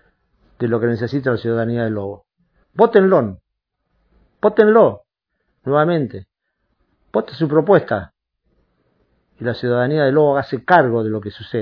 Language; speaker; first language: Spanish; native; Spanish